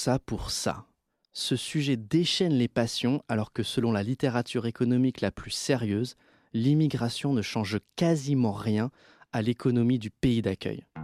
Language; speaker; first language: French; native; French